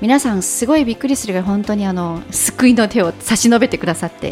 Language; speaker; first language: Japanese; non-native, fluent; Chinese